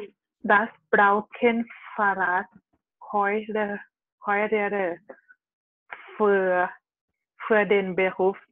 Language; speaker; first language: German; non-native, learner; Thai